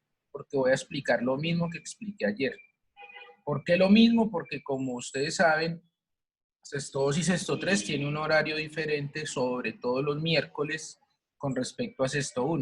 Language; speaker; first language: Spanish; native; Spanish